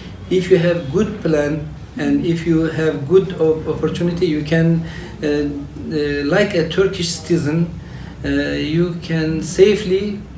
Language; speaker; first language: English; non-native, fluent; Turkish